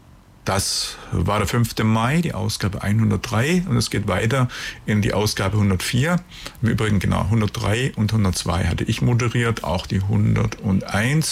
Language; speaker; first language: German; native; German